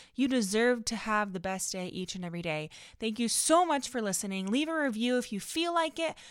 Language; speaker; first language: English; native; English